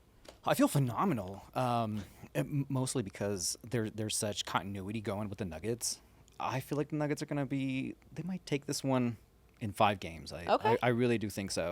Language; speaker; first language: English; native; English